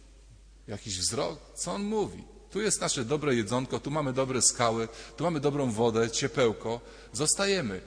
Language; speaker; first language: Polish; native; Polish